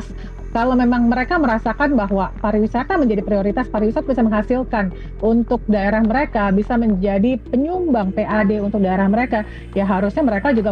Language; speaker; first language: Indonesian; native; Indonesian